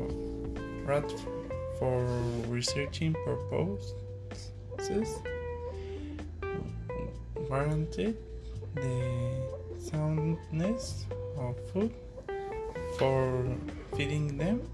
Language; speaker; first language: English; non-native, learner; Spanish